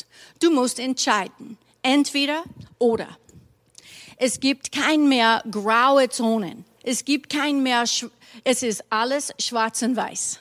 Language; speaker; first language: German; non-native, fluent; English